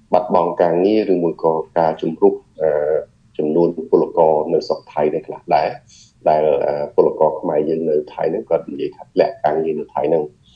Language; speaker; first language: Khmer; native; Khmer